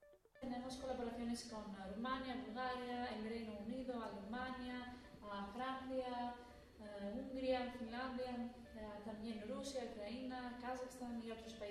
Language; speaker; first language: Spanish; non-native, fluent; Greek